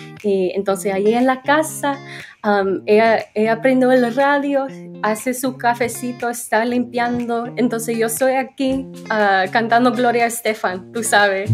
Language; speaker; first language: Spanish; early bilingual, other home language; English